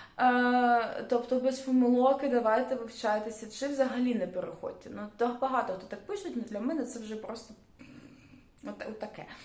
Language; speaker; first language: Ukrainian; non-native, local second language; Russian